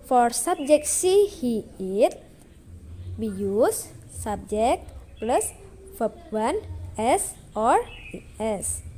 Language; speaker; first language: English; non-native, fluent; Indonesian